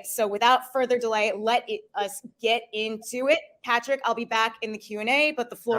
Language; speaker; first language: English; native; English